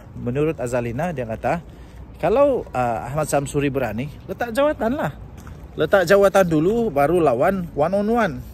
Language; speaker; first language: Malay; native; Malay